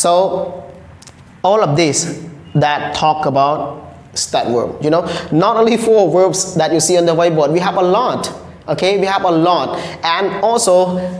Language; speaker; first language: English; non-native, learner; Khmer